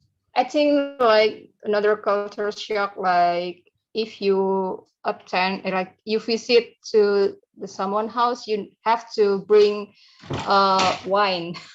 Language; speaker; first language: English; non-native, learner; Indonesian